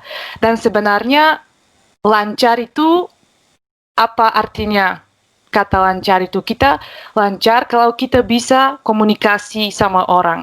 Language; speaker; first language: Indonesian; non-native, fluent; Bulgarian